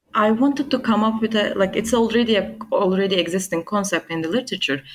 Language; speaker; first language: English; non-native, fluent; Turkish